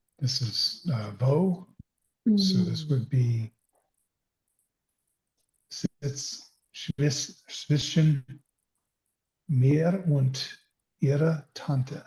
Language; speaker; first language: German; non-native, learner; English